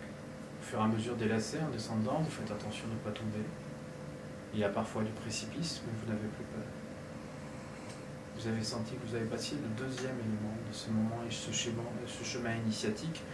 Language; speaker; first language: French; native; French